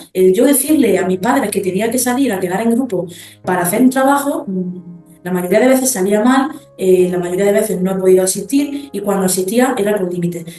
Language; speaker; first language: Spanish; early bilingual, other home language; Arabic